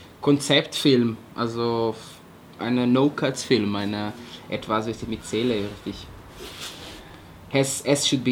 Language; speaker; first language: German; non-native, fluent; Portuguese